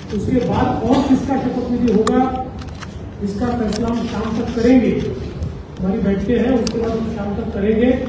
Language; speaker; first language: Hindi; non-native, local second language; Marathi